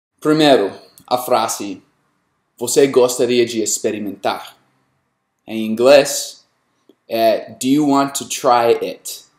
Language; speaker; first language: Portuguese; non-native, learner; English